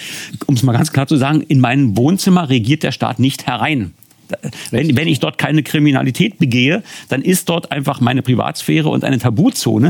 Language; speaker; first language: German; native; German